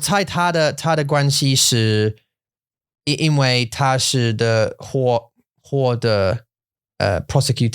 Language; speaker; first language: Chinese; non-native, learner; English